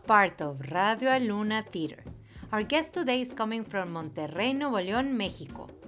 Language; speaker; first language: English; early bilingual, other home language; Spanish